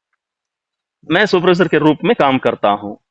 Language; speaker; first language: Hindi; non-native, local second language; Tamil